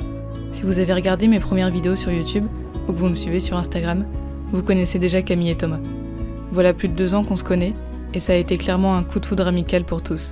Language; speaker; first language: French; native; French